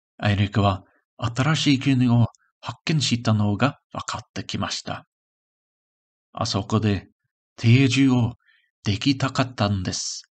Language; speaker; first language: Japanese; non-native, learner; English